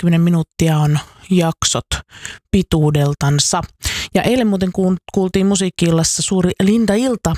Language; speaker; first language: Finnish; native; Finnish